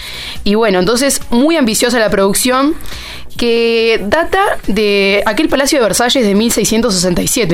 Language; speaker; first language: Spanish; native; Spanish